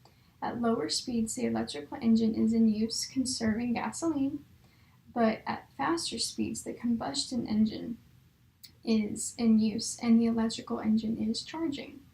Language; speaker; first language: English; native; English